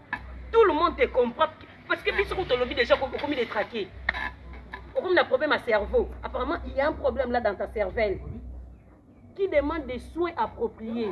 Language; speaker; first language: French; non-native, local second language; Lingala